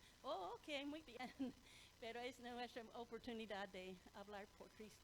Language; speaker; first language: Spanish; non-native, fluent; English